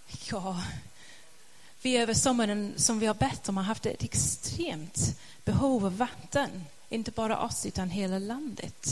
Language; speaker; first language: Swedish; non-native, fluent; English